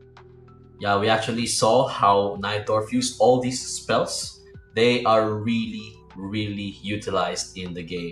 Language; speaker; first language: English; non-native, local second language; Filipino